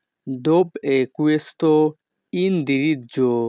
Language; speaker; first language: Italian; non-native, fluent; Bangla